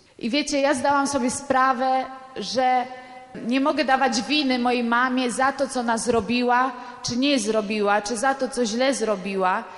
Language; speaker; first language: Polish; non-native, fluent; Italian